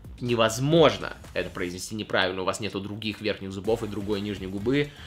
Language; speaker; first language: Russian; early bilingual, heritage; Russian